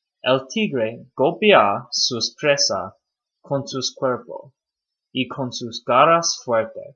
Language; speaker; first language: Spanish; non-native, learner; English